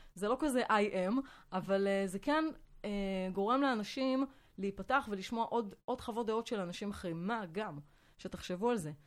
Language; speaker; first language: Hebrew; non-native, fluent; French